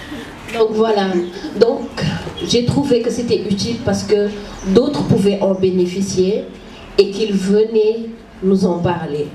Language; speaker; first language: French; non-native, local second language; Wolof